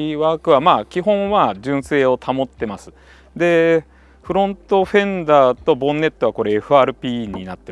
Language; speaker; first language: Japanese; native; Japanese